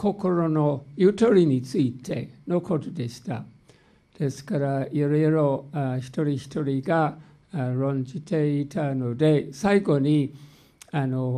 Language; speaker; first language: Japanese; non-native, fluent; English